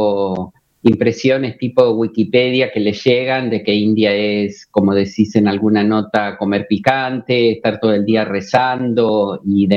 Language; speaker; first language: Spanish; native; Spanish